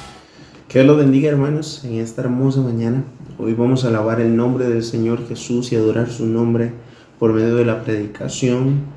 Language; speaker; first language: Spanish; native; Spanish